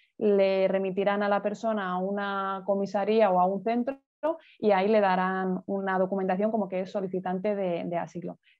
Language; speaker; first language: Spanish; native; Spanish